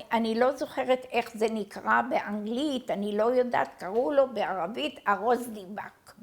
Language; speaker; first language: Hebrew; early bilingual, other home language; Arabic